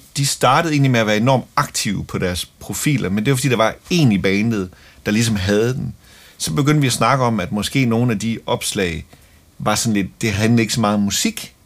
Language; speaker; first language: Danish; native; Danish